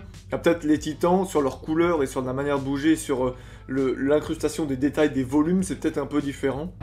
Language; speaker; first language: French; native; French